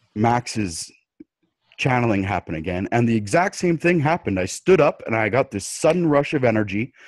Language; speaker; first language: English; native; English